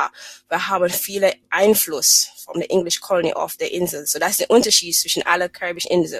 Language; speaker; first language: German; non-native, fluent; English